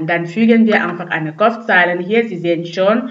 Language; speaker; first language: German; non-native, fluent; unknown